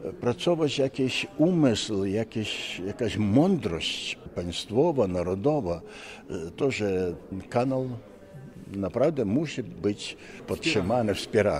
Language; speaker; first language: Polish; non-native, learner; Ukrainian